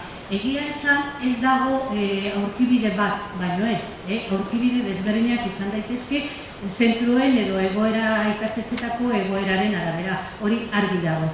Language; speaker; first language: Basque; native; Basque